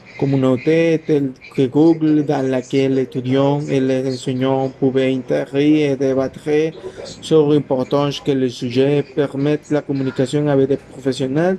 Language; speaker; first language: French; non-native, learner; Spanish